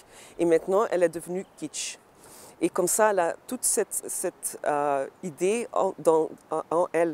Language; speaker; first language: French; non-native, local second language; Dutch